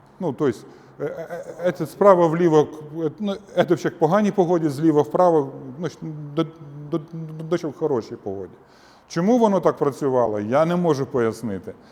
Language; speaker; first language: Ukrainian; non-native, local second language; Russian